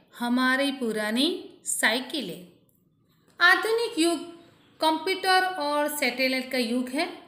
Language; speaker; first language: Hindi; non-native, local second language; Gujarati